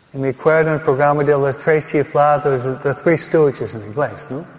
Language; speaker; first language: Spanish; non-native, fluent; English